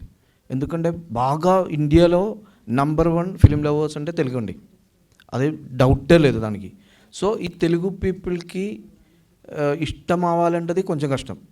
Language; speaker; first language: Telugu; non-native, local second language; Malayalam